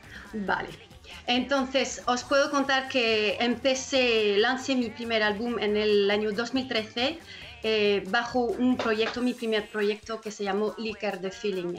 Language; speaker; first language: Spanish; non-native, fluent; French